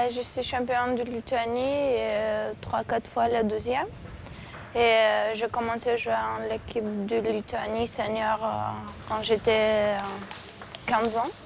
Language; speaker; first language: French; non-native, fluent; Lithuanian